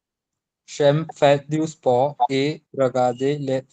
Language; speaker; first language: French; non-native, learner; Hindi